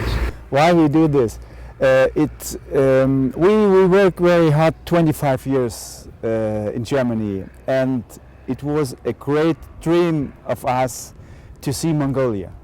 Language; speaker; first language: English; non-native, learner; German